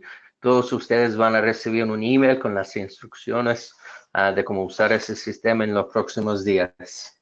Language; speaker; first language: Spanish; non-native, fluent; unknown